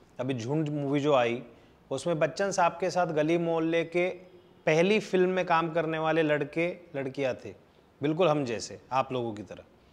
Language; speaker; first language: Hindi; native; Hindi